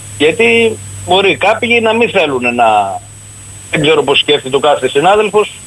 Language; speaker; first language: Greek; native; Greek